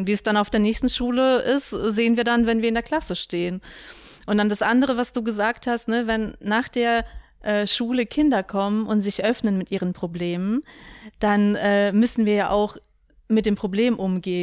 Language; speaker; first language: German; native; German